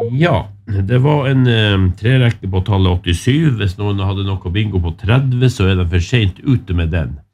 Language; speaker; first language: Norwegian; native; Norwegian